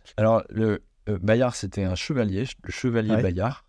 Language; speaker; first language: French; native; French